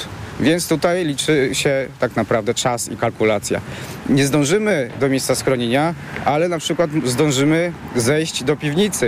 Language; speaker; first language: Polish; native; Polish